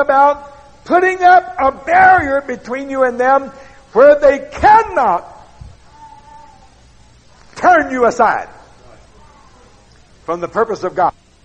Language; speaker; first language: English; native; English